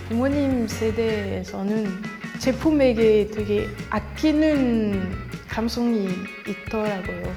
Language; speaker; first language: Korean; non-native, fluent; French